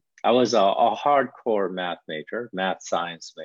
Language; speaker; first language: English; early bilingual, other home language; Korean